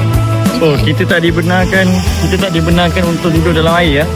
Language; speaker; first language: Malay; native; Malay